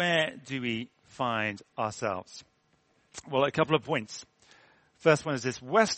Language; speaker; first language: English; native; English